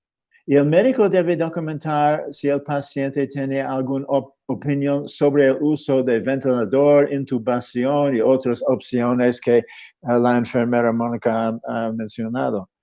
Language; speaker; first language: Spanish; non-native, fluent; English